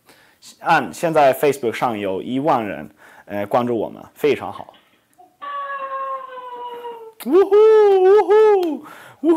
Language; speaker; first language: Chinese; non-native, learner; English